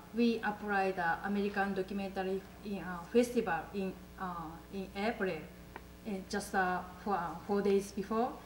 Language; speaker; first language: English; non-native, learner; Japanese